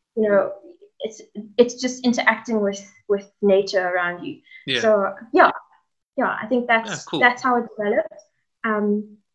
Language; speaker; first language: English; native; English